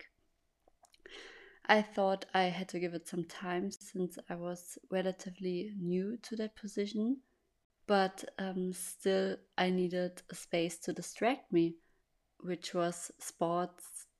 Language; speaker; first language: English; non-native, fluent; German